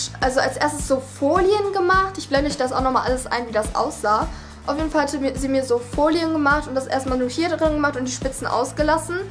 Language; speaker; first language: German; early bilingual, other home language; Vietnamese